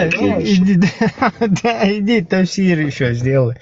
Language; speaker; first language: Russian; native; Russian